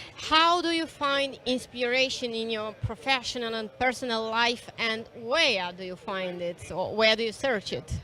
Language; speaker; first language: English; non-native, fluent; Romanian